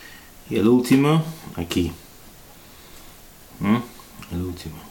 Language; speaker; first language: Spanish; non-native, fluent; English